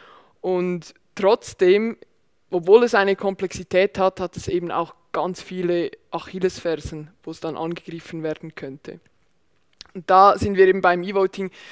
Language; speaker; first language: German; native; German